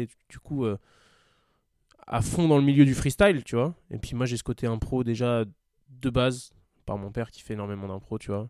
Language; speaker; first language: French; native; French